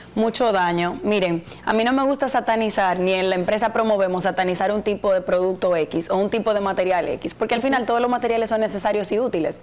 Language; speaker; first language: Spanish; native; Spanish